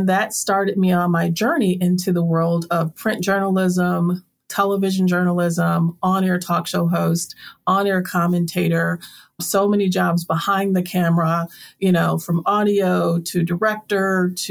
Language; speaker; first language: English; native; English